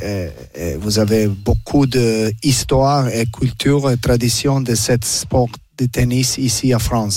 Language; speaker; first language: French; non-native, learner; Serbian